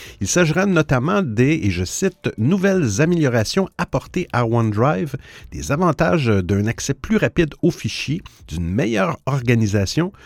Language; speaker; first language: French; native; French